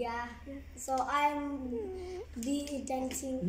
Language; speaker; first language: English; non-native, learner; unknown